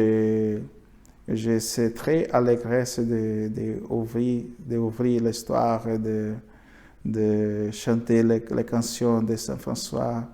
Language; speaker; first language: French; non-native, learner; Portuguese